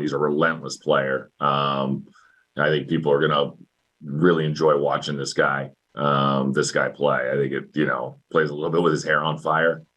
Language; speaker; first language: English; native; English